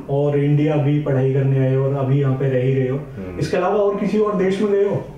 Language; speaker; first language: Hindi; native; Hindi